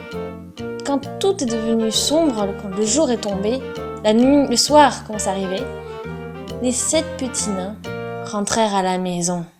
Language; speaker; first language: French; non-native, fluent; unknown